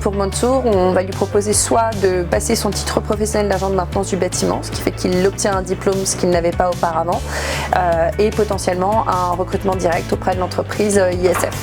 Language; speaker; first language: French; native; French